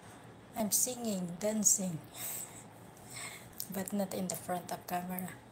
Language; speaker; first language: English; non-native, learner; Filipino